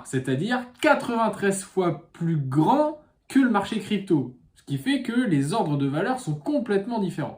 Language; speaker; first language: French; native; French